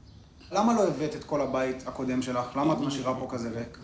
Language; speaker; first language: Hebrew; native; Hebrew